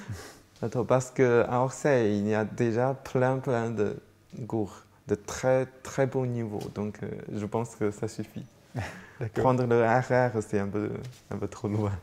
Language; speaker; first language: French; non-native, fluent; Chinese